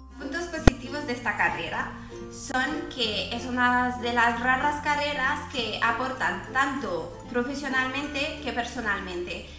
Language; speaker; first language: Spanish; non-native, fluent; French